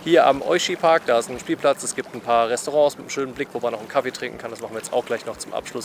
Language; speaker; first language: German; native; German